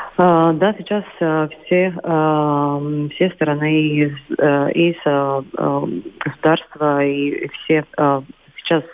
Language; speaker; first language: Russian; non-native, local second language; Latvian